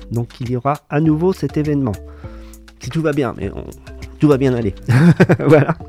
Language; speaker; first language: French; native; French